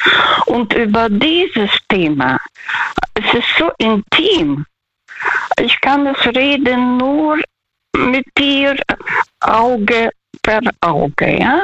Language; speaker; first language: German; non-native, fluent; Russian